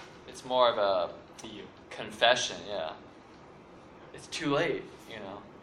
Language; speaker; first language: English; native; English